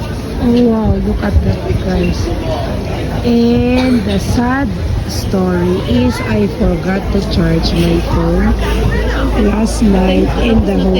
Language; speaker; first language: English; non-native, local second language; Filipino